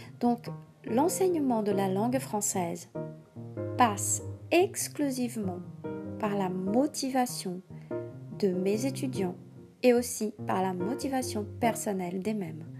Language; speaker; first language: French; non-native, fluent; Portuguese